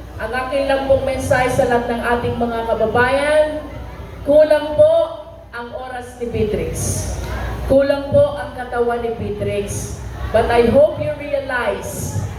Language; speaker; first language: Filipino; native; Filipino